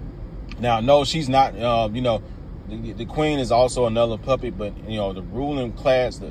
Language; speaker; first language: English; native; English